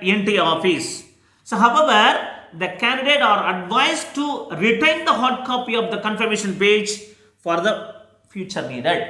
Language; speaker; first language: English; non-native, local second language; Tamil